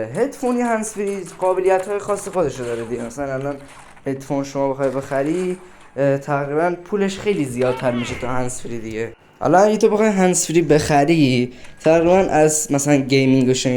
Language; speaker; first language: Persian; native; Persian